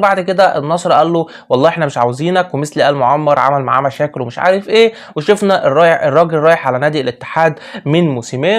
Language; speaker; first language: Arabic; native; Arabic